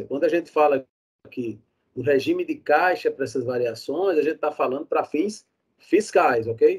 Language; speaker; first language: Portuguese; native; Portuguese